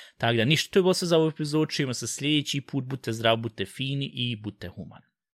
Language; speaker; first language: Bosnian; early bilingual, heritage; Bosnian